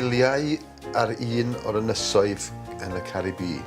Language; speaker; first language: Welsh; native; Welsh